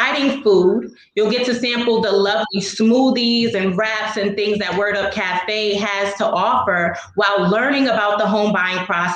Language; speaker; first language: English; native; English